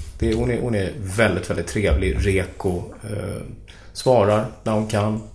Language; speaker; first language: Swedish; native; Swedish